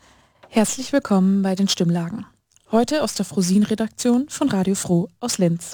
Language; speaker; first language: German; native; German